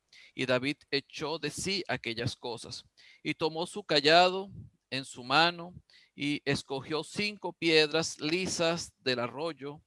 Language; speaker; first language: Spanish; native; Spanish